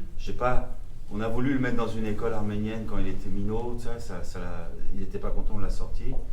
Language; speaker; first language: French; non-native, local second language; Armenian